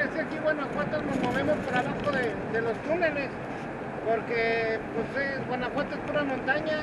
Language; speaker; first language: Spanish; native; Spanish